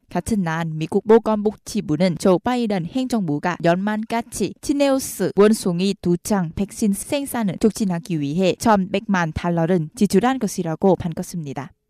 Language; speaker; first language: Korean; non-native, fluent; Vietnamese